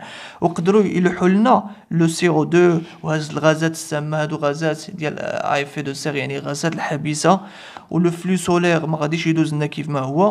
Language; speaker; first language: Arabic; native; Arabic